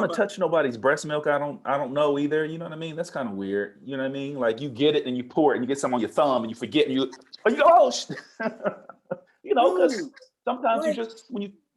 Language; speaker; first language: English; native; English